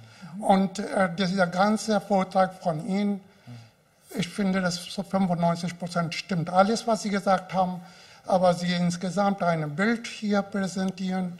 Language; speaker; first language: German; non-native, fluent; Hindi